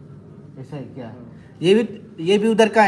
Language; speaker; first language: Hindi; non-native, local second language; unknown